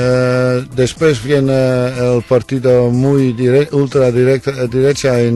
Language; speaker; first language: Spanish; non-native, learner; Dutch